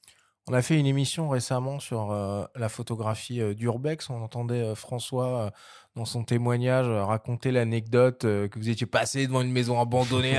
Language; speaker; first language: French; native; French